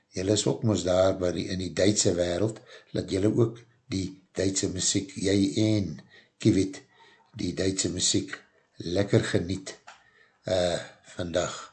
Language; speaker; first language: Afrikaans; native; Afrikaans